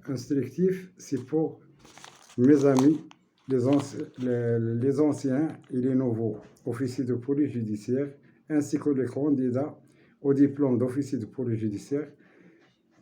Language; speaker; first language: French; non-native, local second language; Arabic